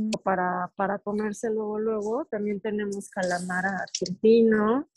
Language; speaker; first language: Spanish; native; Spanish